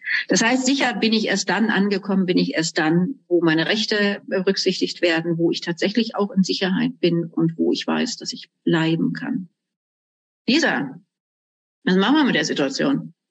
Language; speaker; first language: German; native; German